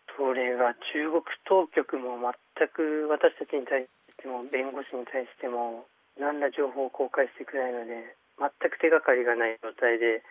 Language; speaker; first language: Japanese; early bilingual, other home language; Chinese